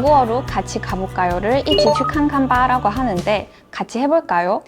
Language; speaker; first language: Korean; non-native, fluent; Chinese